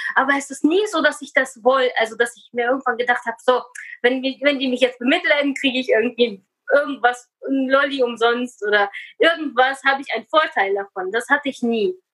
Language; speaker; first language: German; early bilingual, other home language; Russian